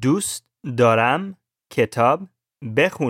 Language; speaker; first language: Persian; non-native, learner; English